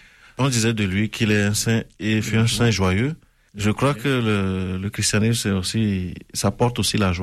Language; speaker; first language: French; non-native, local second language; Ewe